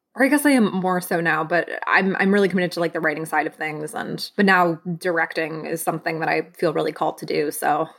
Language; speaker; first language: English; native; English